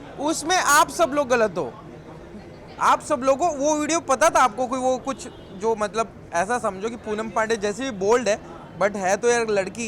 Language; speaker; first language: Hindi; native; Hindi